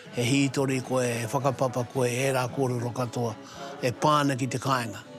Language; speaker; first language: Māori; non-native, local second language; English